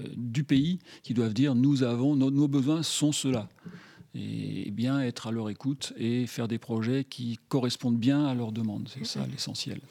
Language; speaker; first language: French; native; French